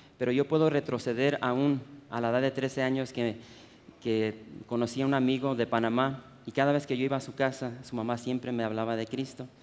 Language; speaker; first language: Spanish; early bilingual, heritage; Spanish